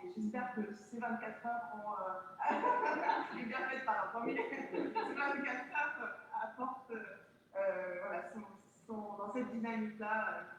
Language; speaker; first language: French; native; French